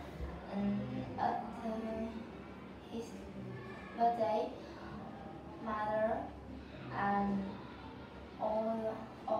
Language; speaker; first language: English; non-native, learner; Vietnamese